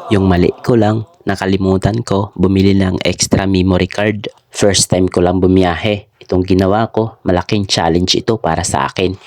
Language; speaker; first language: Filipino; non-native, local second language; Waray